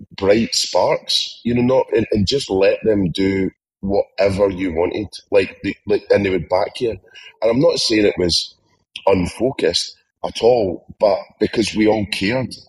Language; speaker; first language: English; native; English